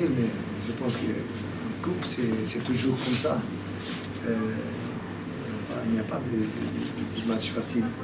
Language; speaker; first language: French; non-native, fluent; Portuguese